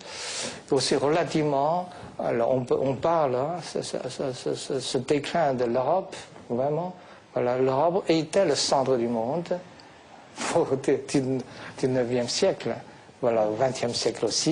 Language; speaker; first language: French; non-native, fluent; Chinese